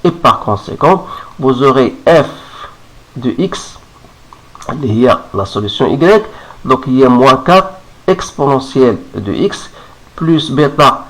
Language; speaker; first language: French; non-native, local second language; Arabic